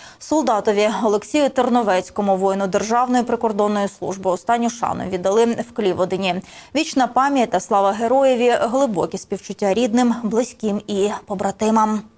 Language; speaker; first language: Ukrainian; native; Ukrainian